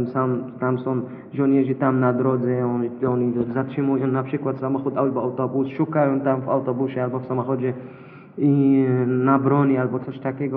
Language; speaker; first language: Polish; non-native, learner; Arabic